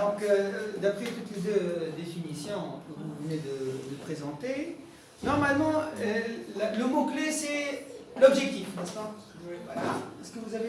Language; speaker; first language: French; non-native, local second language; Arabic